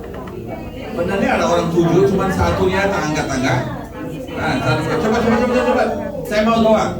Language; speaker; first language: Indonesian; non-native, learner; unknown